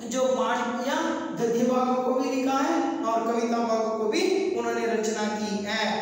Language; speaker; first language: Hindi; non-native, local second language; Kannada